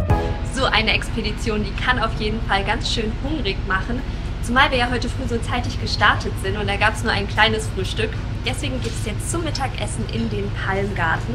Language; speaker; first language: German; native; German